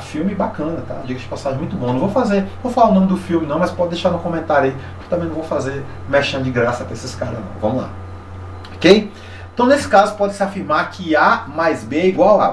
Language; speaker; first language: Portuguese; native; Portuguese